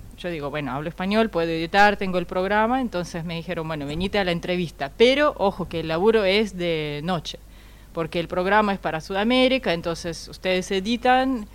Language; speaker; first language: Spanish; non-native, fluent; Russian